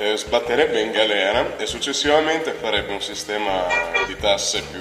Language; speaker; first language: Italian; native; Italian